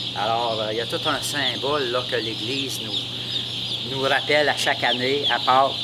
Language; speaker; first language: French; native; French